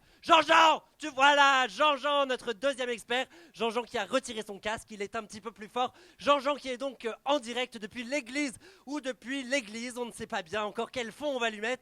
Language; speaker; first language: French; native; French